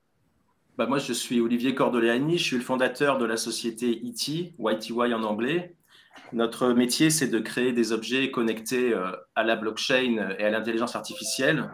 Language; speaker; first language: French; native; French